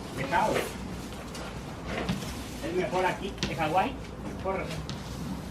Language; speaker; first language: Spanish; non-native, learner; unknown